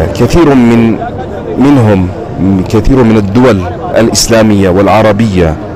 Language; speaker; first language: Arabic; non-native, fluent; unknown